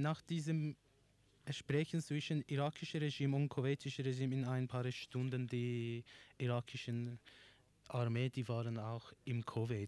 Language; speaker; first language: German; non-native, learner; Persian